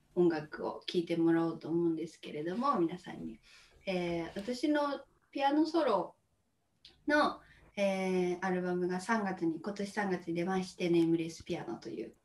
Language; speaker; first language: Japanese; native; Japanese